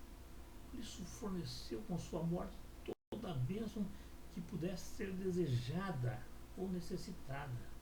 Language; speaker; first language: Portuguese; native; Portuguese